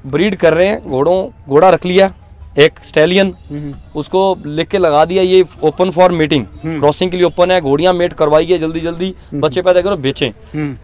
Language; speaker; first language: Hindi; native; Hindi